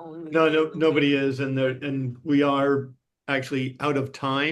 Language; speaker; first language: English; native; English